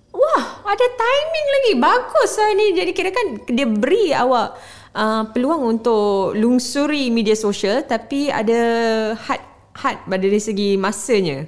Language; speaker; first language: Malay; native; Malay